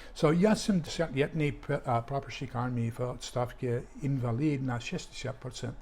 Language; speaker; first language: Russian; non-native, learner; English